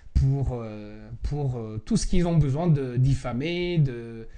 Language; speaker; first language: French; non-native, fluent; Chinese